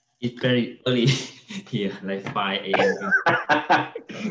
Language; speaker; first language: English; non-native, fluent; German